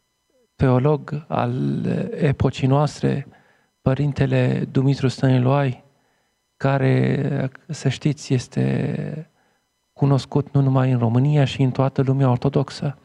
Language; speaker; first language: Romanian; non-native, fluent; Arabic